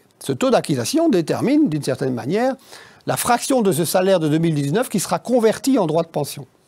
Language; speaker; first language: French; native; French